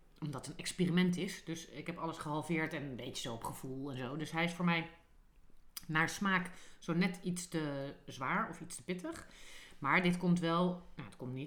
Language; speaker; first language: Dutch; native; Dutch